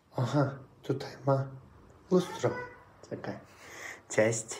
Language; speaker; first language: Polish; non-native, learner; Turkish